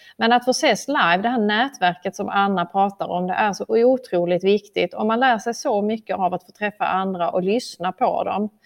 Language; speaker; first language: Swedish; native; Swedish